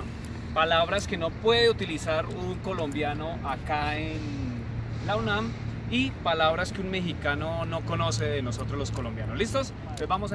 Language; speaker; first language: Spanish; native; Spanish